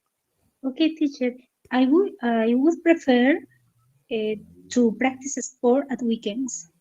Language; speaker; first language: English; non-native, learner; Spanish